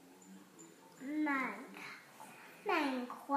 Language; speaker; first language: Chinese; early bilingual, heritage; Chinese